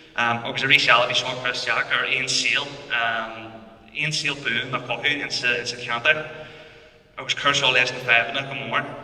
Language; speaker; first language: Irish; non-native, local second language; English